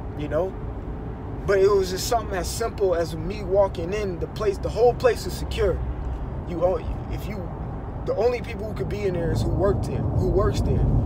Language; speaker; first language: English; native; English